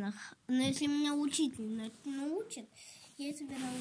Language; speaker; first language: Russian; early bilingual, heritage; Russian